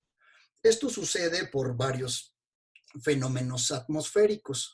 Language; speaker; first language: Spanish; native; Spanish